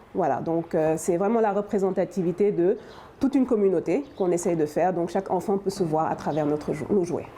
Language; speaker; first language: French; non-native, local second language; Wolof